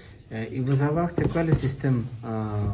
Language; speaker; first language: French; non-native, learner; Bangla